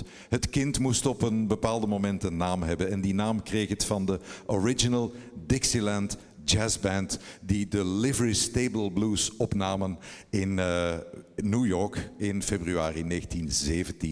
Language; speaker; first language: Dutch; native; Dutch